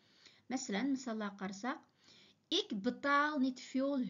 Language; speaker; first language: Dutch; non-native, fluent; Uyghur